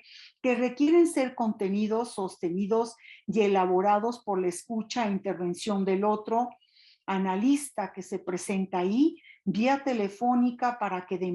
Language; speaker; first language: Spanish; native; Spanish